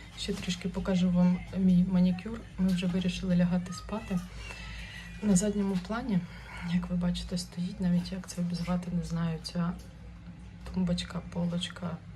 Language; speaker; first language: Ukrainian; non-native, local second language; Russian